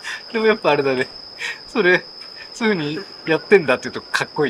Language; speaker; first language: Japanese; native; Japanese